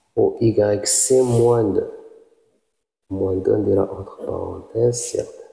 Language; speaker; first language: French; non-native, local second language; Arabic